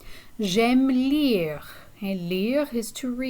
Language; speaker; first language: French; non-native, fluent; English